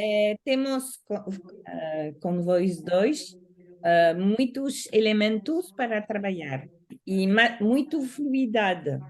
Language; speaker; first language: Portuguese; non-native, learner; Italian